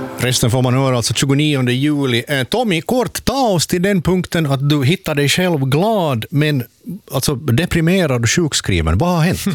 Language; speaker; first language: Swedish; native; Swedish